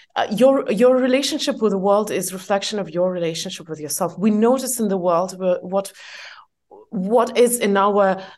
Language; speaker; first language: English; non-native, fluent; Estonian